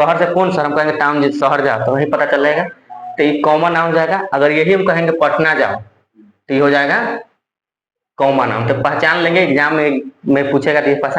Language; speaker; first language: Hindi; non-native, local second language; Bhojpuri